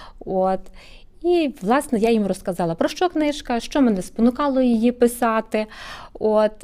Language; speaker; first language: Ukrainian; native; Ukrainian